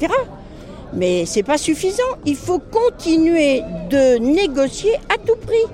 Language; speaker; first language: French; native; French